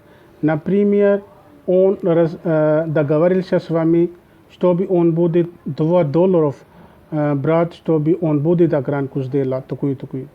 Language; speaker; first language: Russian; non-native, learner; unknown